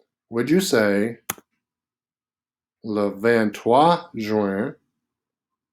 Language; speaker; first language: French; non-native, fluent; English